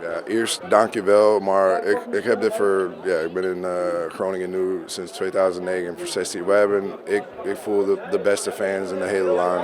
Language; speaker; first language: Dutch; non-native, learner; English